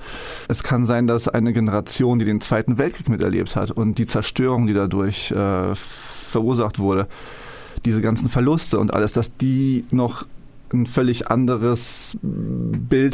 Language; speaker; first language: German; early bilingual, other home language; Polish